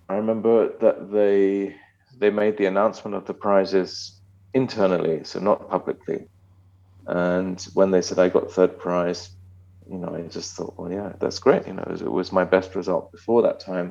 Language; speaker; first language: English; native; English